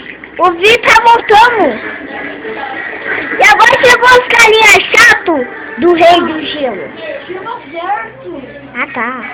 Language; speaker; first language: Portuguese; native; Portuguese